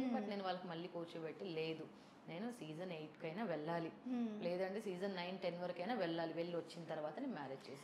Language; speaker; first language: Telugu; native; Telugu